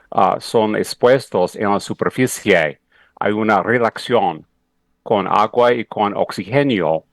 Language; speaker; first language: Spanish; non-native, fluent; English